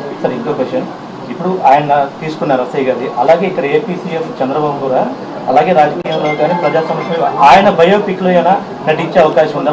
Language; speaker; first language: Telugu; native; Telugu